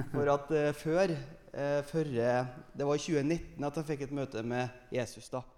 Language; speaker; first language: Norwegian; native; Norwegian